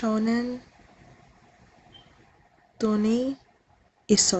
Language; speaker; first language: Korean; non-native, learner; English